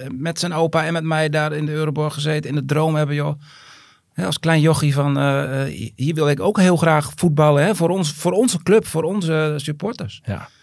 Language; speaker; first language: Dutch; native; Dutch